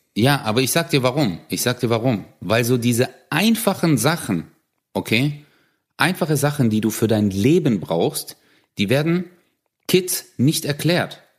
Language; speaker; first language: German; early bilingual, other home language; Turkish